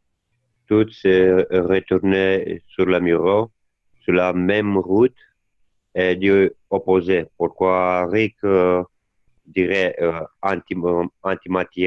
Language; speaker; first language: French; non-native, learner; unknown